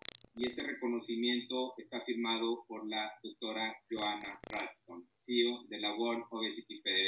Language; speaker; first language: Spanish; native; Spanish